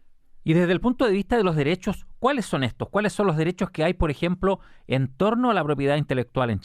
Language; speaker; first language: Spanish; native; Spanish